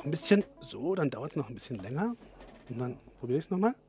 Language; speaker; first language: German; native; German